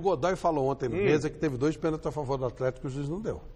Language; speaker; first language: Portuguese; native; Portuguese